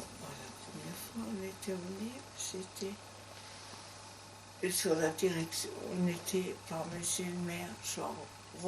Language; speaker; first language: French; non-native, learner; German